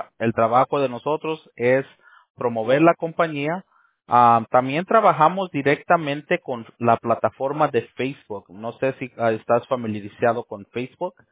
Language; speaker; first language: Spanish; early bilingual, heritage; Spanish